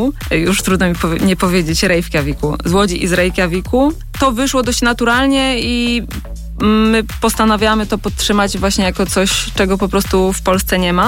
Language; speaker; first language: Polish; native; Polish